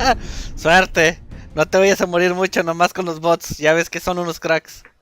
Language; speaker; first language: Spanish; native; Spanish